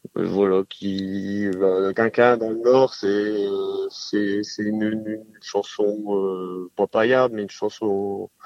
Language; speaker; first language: French; native; French